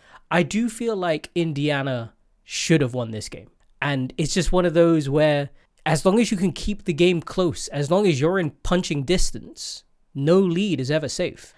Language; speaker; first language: English; native; English